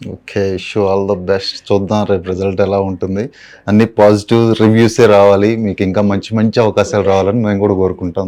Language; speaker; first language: Telugu; native; Telugu